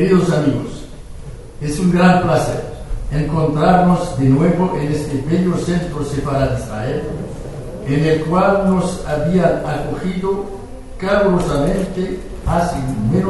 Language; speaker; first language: Spanish; non-native, fluent; French